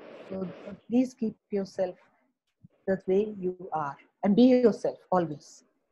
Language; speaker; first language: English; early bilingual, other home language; Hindi